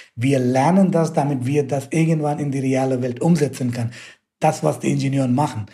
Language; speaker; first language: German; non-native, fluent; Hindi